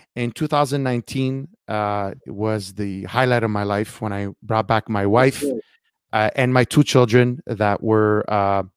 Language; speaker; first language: English; early bilingual, heritage; Italian